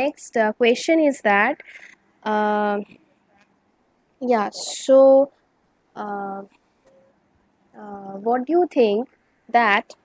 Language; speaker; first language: English; non-native, local second language; Bangla